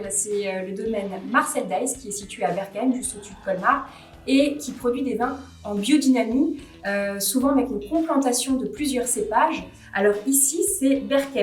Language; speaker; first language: French; native; French